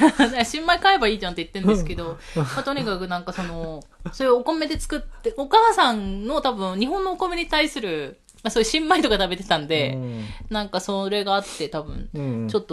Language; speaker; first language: Japanese; native; Japanese